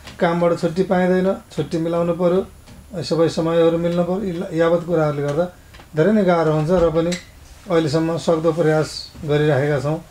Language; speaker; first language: Nepali; native; Nepali